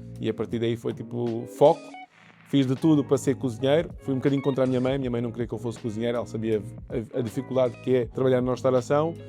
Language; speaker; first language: Portuguese; early bilingual, other home language; Kabuverdianu